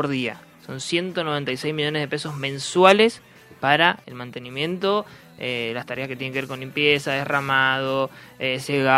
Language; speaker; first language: Spanish; native; Spanish